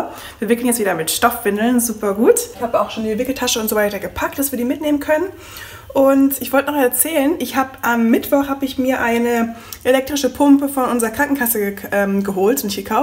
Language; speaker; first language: German; native; German